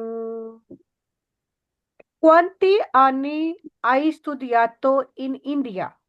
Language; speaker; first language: Italian; non-native, learner; Urdu